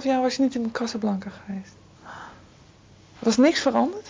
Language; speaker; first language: Dutch; native; Dutch